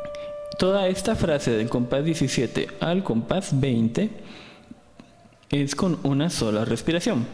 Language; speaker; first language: Spanish; native; Spanish